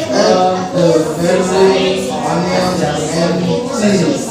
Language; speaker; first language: English; non-native, learner; Indonesian